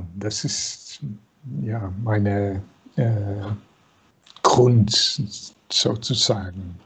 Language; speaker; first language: German; non-native, fluent; Dutch